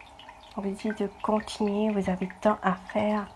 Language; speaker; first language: French; non-native, fluent; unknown